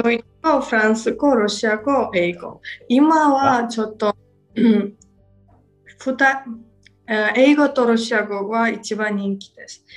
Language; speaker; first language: Japanese; non-native, learner; Georgian